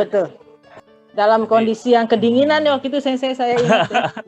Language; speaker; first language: Indonesian; native; Indonesian